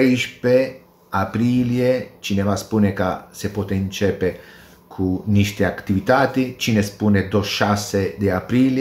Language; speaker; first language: Romanian; non-native, learner; Italian